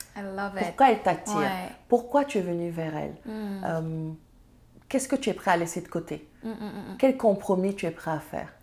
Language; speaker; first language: French; non-native, local second language; Serer